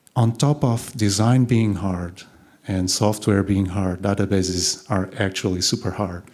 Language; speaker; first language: English; non-native, fluent; Portuguese